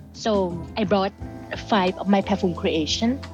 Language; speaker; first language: English; non-native, fluent; Thai